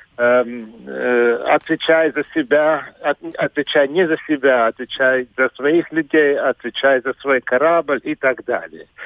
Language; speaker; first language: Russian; non-native, local second language; Latvian